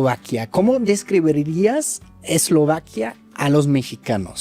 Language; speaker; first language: Spanish; native; Spanish